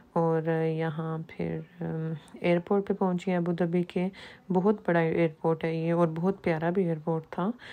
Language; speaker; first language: Urdu; non-native, local second language; Punjabi